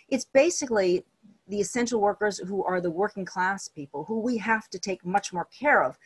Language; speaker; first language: English; native; English